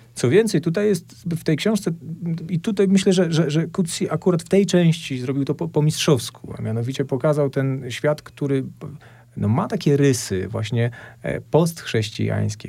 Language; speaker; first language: Polish; native; Polish